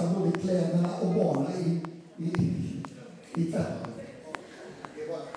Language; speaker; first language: Swedish; non-native, fluent; Portuguese